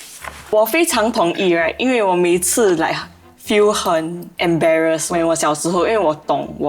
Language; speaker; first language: Chinese; non-native, local second language; English